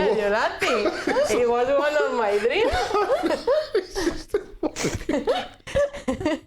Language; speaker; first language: English; non-native, learner; Spanish